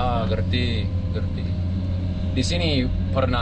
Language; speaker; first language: Indonesian; non-native, learner; English